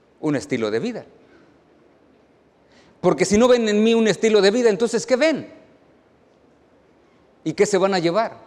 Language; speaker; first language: Spanish; native; Spanish